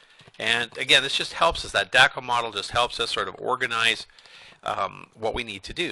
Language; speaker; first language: English; native; English